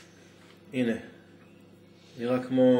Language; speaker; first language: Hebrew; native; Hebrew